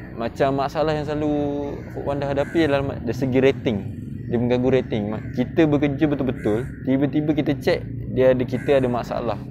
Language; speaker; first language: Malay; native; Malay